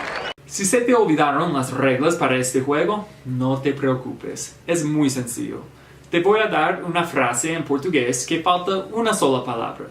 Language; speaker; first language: Spanish; non-native, fluent; English